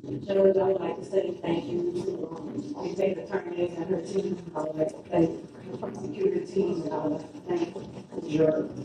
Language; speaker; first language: English; native; English